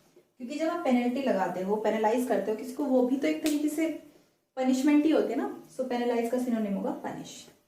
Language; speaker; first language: Hindi; native; Hindi